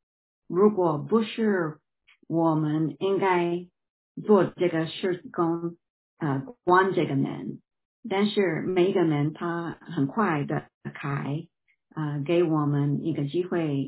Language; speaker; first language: Chinese; non-native, fluent; English